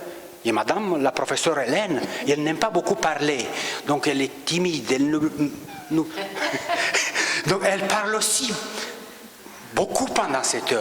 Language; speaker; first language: French; non-native, local second language; Romanian